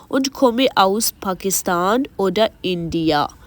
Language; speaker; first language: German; non-native, learner; Urdu